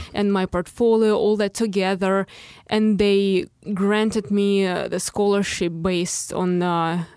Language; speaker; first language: English; non-native, fluent; Russian